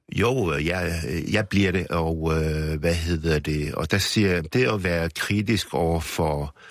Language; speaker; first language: Danish; early bilingual, other home language; Arabic